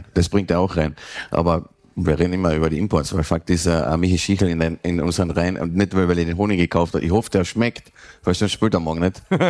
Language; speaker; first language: German; native; German